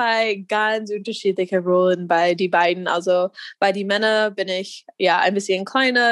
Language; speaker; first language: German; non-native, learner; English